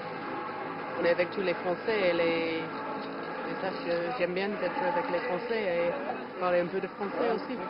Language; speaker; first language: French; non-native, learner; English